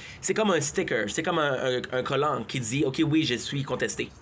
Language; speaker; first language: French; native; French